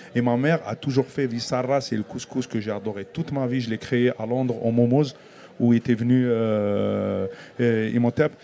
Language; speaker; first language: French; non-native, local second language; Kabyle